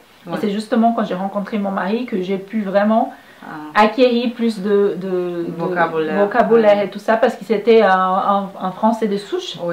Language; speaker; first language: French; non-native, fluent; Portuguese